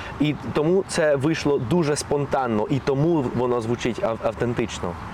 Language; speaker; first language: Ukrainian; non-native, fluent; Spanish